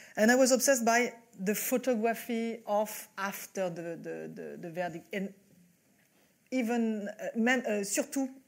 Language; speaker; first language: English; non-native, fluent; French